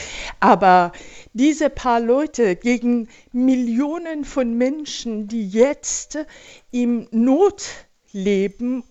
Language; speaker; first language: German; non-native, fluent; Persian